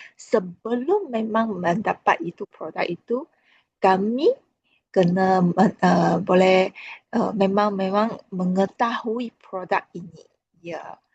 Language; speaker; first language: Malay; non-native, local second language; Chinese